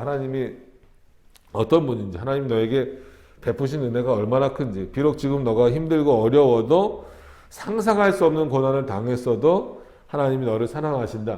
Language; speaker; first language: Korean; native; Korean